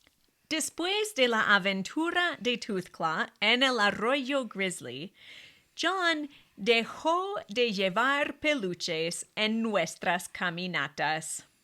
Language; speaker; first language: Spanish; non-native, fluent; English